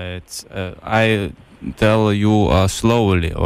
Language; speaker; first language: English; non-native, learner; Lithuanian